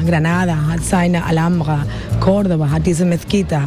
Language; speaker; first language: German; non-native, fluent; Spanish